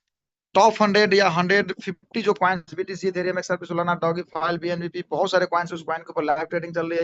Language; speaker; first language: Hindi; native; Hindi